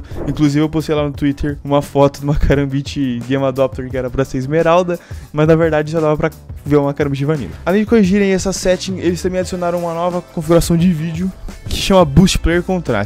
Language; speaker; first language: Portuguese; native; Portuguese